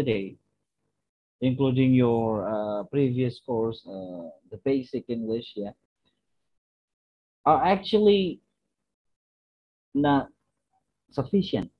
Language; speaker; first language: English; non-native, fluent; Indonesian